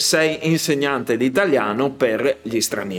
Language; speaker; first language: Italian; native; Italian